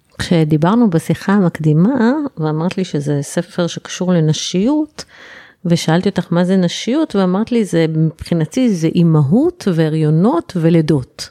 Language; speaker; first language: Hebrew; native; Hebrew